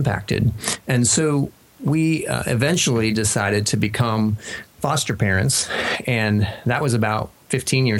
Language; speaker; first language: English; native; English